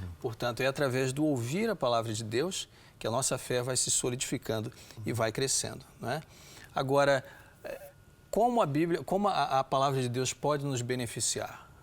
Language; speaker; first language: Portuguese; native; Portuguese